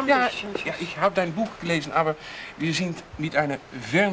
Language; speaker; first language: Dutch; native; Dutch